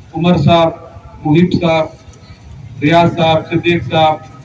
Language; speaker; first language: English; non-native, local second language; Urdu